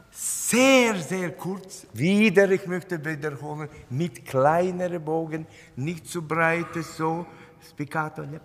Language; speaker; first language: German; non-native, fluent; Latvian